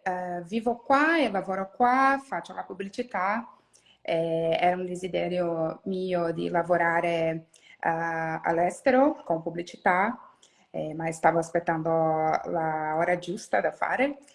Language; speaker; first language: Italian; non-native, learner; Portuguese